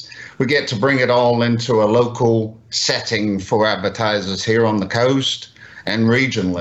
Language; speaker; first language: English; native; English